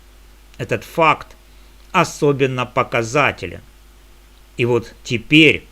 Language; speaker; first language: Russian; native; Russian